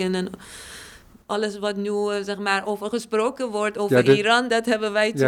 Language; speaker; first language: Dutch; non-native, fluent; Persian